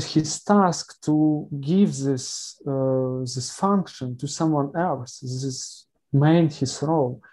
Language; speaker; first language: English; non-native, learner; Ukrainian